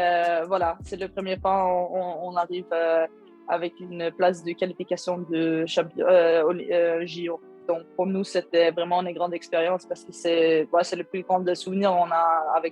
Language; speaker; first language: French; non-native, learner; Swedish